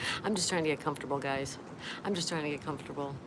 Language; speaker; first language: English; native; English